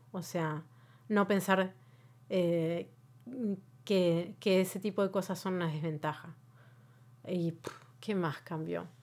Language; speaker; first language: Spanish; native; Spanish